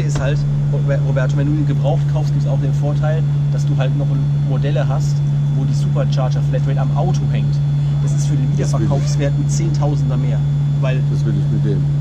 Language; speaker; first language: German; native; German